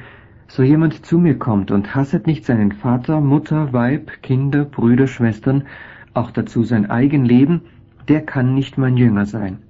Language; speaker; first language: German; native; German